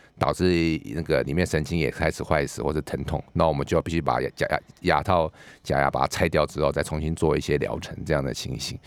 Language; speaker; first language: Chinese; native; Chinese